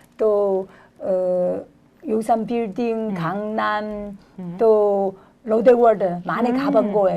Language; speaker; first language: Korean; non-native, fluent; Chinese